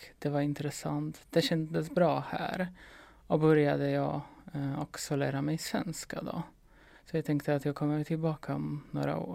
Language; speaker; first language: Swedish; non-native, fluent; Polish